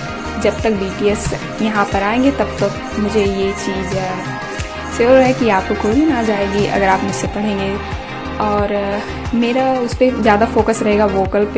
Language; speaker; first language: Hindi; native; Hindi